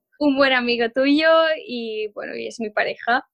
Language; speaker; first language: Spanish; non-native, local second language; Catalan